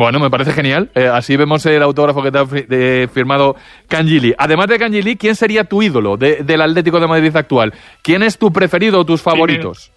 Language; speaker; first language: Spanish; native; Spanish